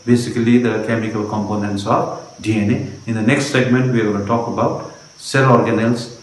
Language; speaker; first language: English; non-native, local second language; Nepali